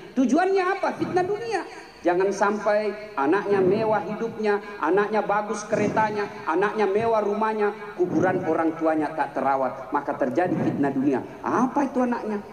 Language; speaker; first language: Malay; non-native, local second language; Buginese